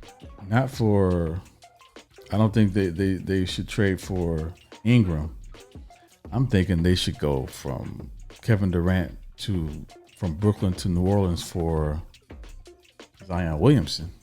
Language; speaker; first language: English; native; English